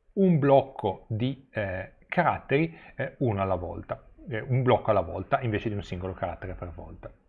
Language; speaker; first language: Italian; native; Italian